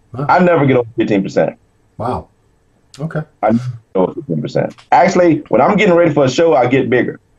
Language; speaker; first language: English; native; English